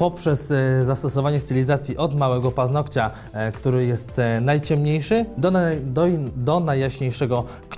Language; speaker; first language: Polish; native; Polish